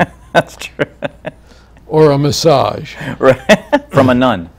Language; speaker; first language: English; native; English